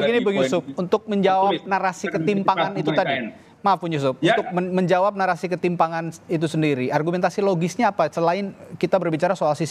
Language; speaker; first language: Indonesian; native; Indonesian